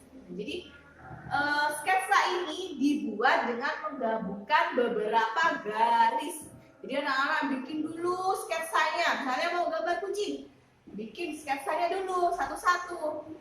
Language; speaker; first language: Indonesian; native; Indonesian